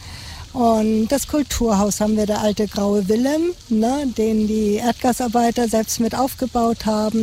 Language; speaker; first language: German; native; German